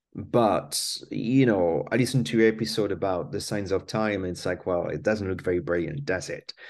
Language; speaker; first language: English; non-native, fluent; French